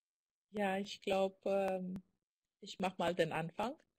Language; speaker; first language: German; non-native, fluent; Greek